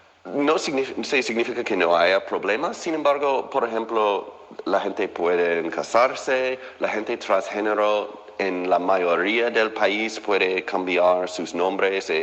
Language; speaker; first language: Spanish; non-native, fluent; English